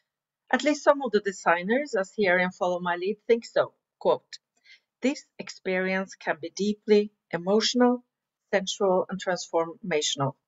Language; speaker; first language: English; non-native, fluent; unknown